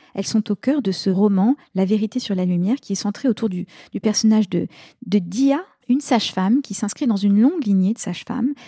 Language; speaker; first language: French; native; French